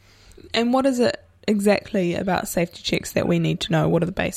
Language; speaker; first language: English; native; English